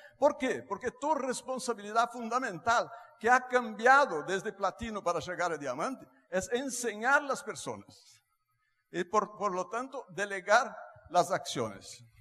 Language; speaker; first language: Spanish; non-native, fluent; Portuguese